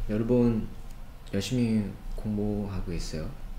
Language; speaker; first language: Korean; non-native, learner; Thai